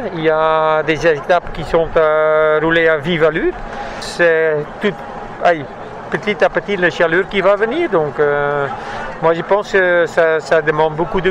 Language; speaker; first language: French; non-native, fluent; Dutch